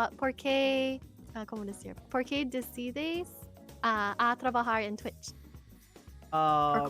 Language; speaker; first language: Spanish; non-native, learner; English